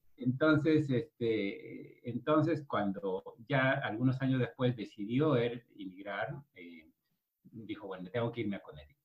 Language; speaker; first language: Spanish; native; Spanish